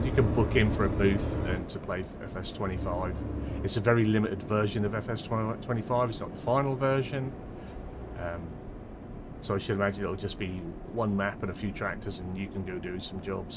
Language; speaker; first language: English; native; English